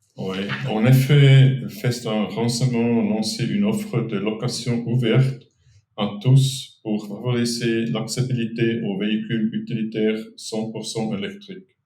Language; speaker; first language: French; non-native, fluent; German